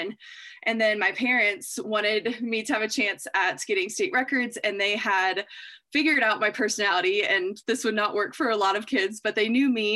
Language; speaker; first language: English; native; English